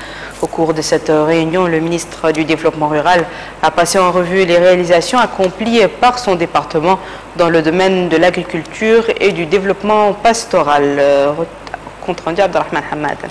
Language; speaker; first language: French; non-native, local second language; Arabic